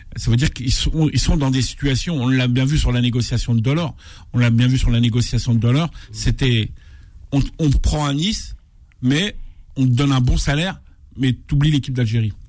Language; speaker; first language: French; non-native, local second language; Arabic